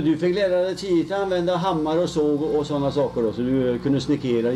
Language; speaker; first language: Swedish; native; Swedish